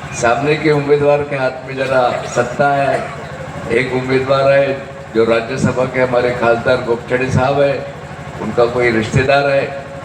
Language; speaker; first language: Hindi; non-native, local second language; Marathi